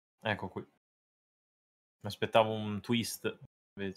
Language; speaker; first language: Italian; native; Italian